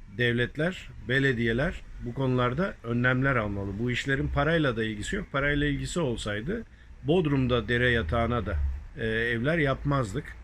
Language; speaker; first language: Turkish; native; Turkish